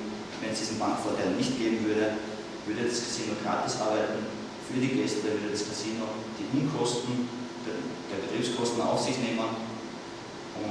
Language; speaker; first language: German; native; German